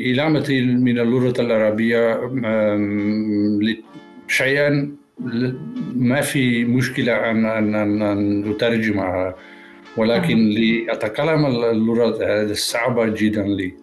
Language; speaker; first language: Arabic; non-native, learner; Dutch